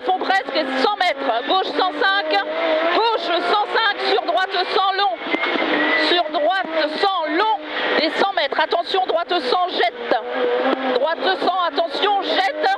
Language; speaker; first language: French; native; French